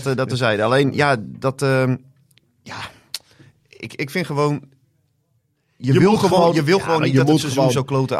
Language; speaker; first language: Dutch; native; Dutch